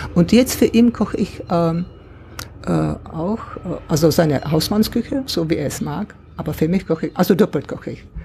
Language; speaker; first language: German; non-native, fluent; Czech